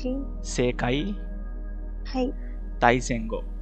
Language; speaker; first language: Japanese; non-native, fluent; Hindi